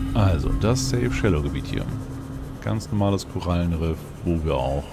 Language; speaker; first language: German; native; German